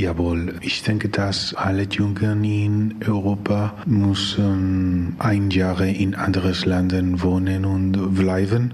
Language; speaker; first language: German; non-native, learner; Spanish